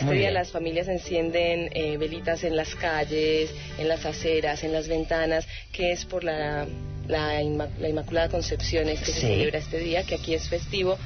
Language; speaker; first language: Spanish; native; Spanish